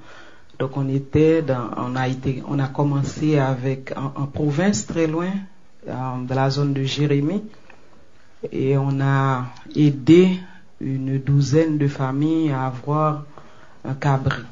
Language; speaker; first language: French; non-native, local second language; Haitian Creole